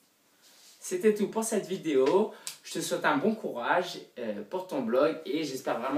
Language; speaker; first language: French; native; French